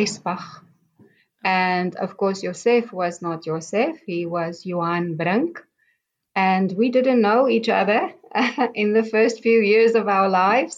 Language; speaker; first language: English; non-native, local second language; Afrikaans